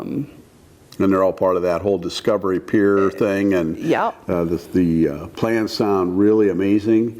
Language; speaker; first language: English; native; English